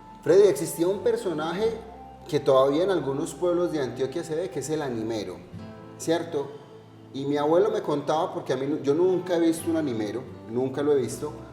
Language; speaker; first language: Spanish; native; Spanish